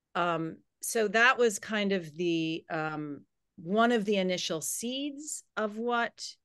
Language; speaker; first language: English; native; English